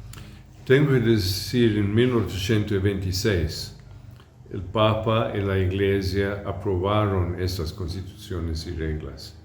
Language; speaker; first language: Spanish; non-native, fluent; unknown